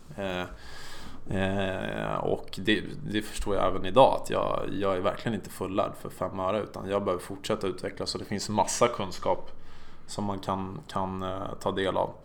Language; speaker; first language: Swedish; native; Swedish